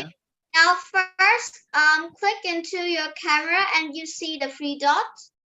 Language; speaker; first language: English; non-native, learner; Vietnamese